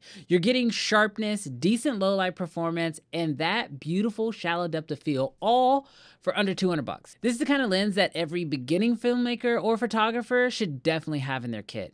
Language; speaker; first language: English; native; English